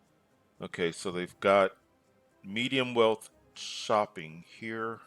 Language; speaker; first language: English; native; English